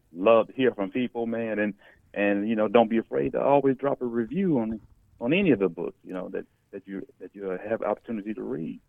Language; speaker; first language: English; native; English